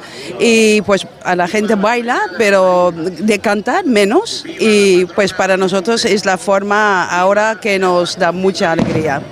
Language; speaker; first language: Spanish; non-native, learner; Dutch